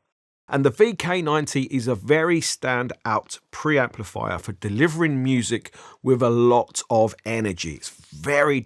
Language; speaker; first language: English; native; English